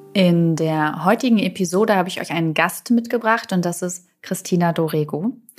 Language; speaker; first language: German; native; German